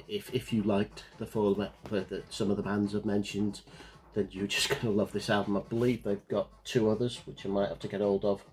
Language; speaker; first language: English; native; English